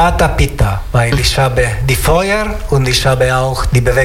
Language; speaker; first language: German; non-native, learner; Italian